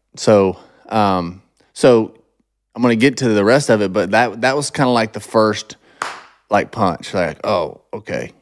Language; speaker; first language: English; native; English